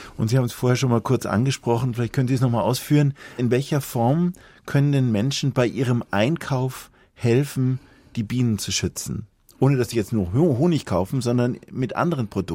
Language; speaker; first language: German; native; German